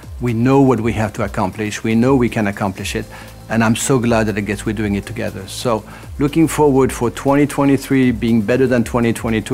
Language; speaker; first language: English; non-native, fluent; French